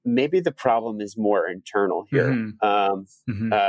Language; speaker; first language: English; native; English